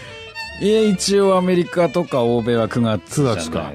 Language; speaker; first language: Japanese; native; Japanese